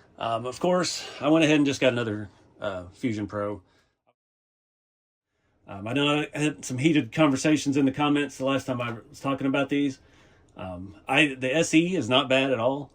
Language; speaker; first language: English; native; English